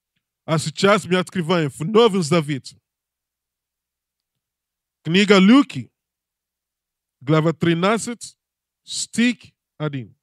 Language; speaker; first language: Russian; non-native, learner; English